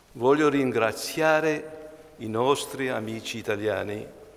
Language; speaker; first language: Italian; non-native, fluent; English